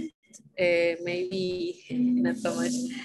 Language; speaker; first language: English; non-native, fluent; Spanish